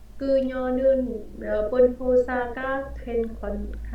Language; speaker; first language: Korean; non-native, learner; Vietnamese